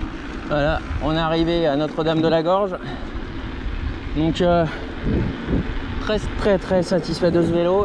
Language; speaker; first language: French; native; French